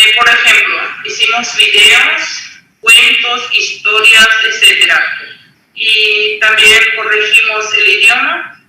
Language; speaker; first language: Spanish; non-native, local second language; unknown